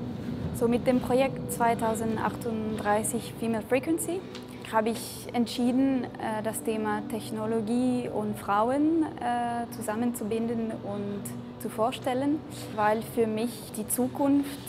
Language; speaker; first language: German; non-native, local second language; French